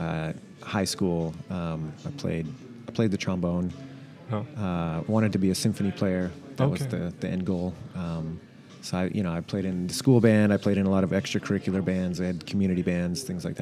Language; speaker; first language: English; native; English